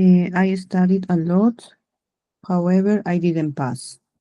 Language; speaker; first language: English; non-native, learner; Spanish